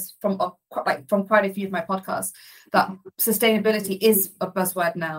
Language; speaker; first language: English; native; English